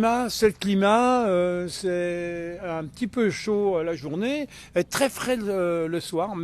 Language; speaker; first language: French; native; French